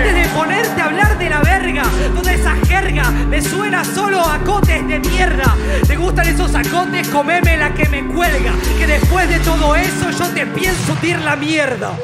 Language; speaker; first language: Spanish; native; Spanish